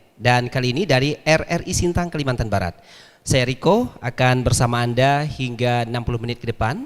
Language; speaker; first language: Malay; native; Malay